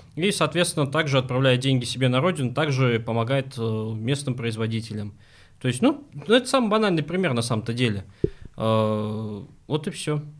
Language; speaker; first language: Russian; non-native, local second language; Uzbek